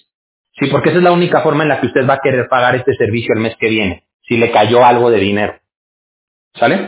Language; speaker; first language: Spanish; native; Spanish